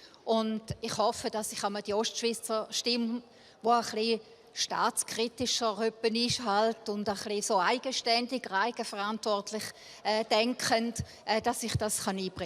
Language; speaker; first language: German; native; German